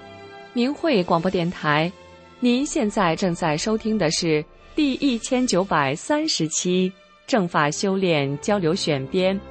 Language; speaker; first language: Chinese; native; Chinese